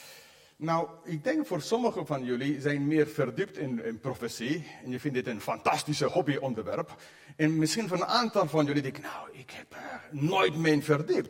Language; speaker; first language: Dutch; non-native, fluent; English